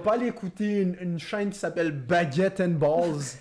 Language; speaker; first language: French; native; French